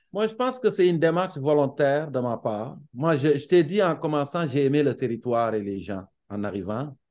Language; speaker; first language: French; non-native, local second language; Serer